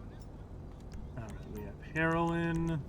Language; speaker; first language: English; native; English